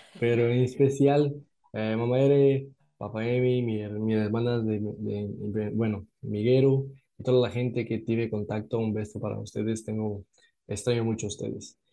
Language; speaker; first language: Spanish; non-native, fluent; Portuguese